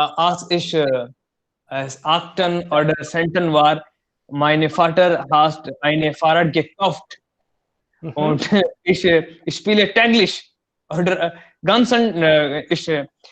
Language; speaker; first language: German; non-native, learner; Hindi